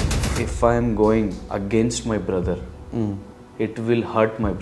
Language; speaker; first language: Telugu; non-native, learner; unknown